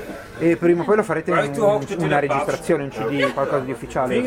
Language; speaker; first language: Italian; native; Italian